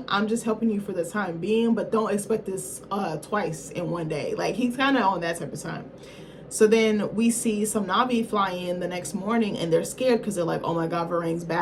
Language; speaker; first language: English; native; English